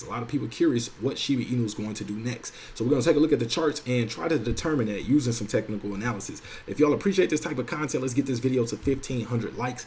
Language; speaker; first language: English; native; English